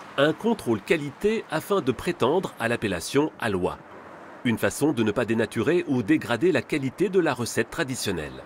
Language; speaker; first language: French; native; French